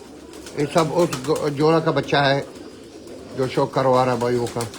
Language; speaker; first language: Hindi; non-native, learner; Arabic